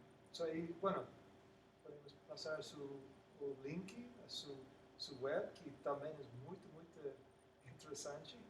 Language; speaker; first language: Portuguese; non-native, learner; English